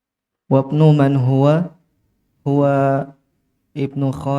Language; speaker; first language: Arabic; non-native, learner; Indonesian